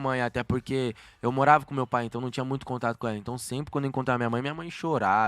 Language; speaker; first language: Portuguese; native; Portuguese